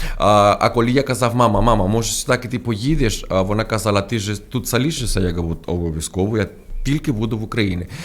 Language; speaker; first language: Ukrainian; non-native, fluent; Spanish